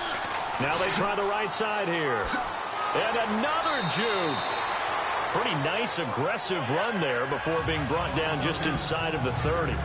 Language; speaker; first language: English; native; English